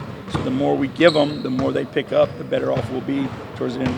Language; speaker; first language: English; native; English